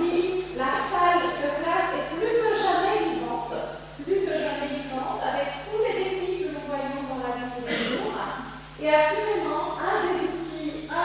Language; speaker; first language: French; native; French